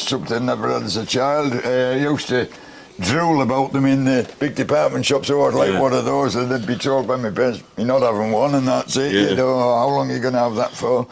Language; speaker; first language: English; native; English